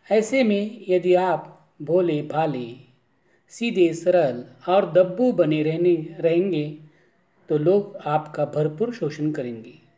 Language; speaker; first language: Hindi; non-native, local second language; Marathi